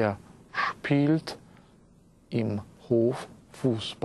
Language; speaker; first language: German; non-native, fluent; Russian